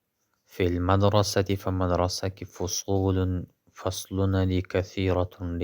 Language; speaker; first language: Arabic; non-native, fluent; Pashto